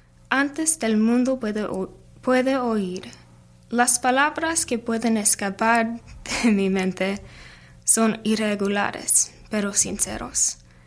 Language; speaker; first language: Spanish; non-native, learner; English